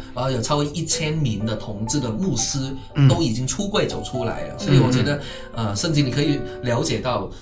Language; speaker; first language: Chinese; non-native, local second language; Cantonese